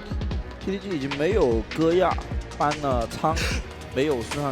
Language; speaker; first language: Chinese; native; Chinese